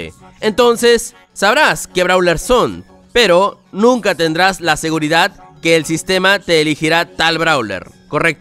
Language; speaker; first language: Spanish; native; Spanish